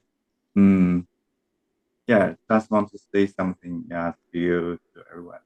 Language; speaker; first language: English; non-native, learner; Chinese